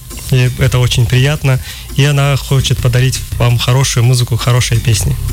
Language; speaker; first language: Russian; native; Russian